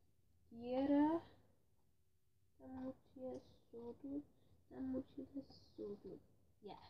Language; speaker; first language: Dutch; early bilingual, other home language; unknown